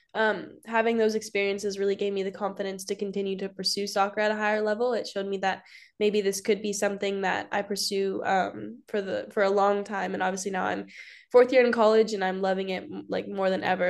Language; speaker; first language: English; native; English